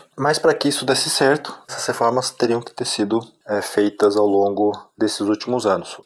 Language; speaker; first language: Portuguese; native; Portuguese